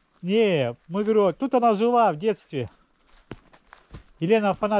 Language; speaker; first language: Russian; native; Russian